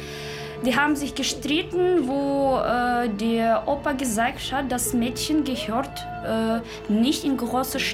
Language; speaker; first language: German; non-native, learner; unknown